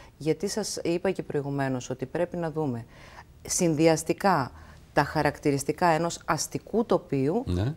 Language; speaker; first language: Greek; native; Greek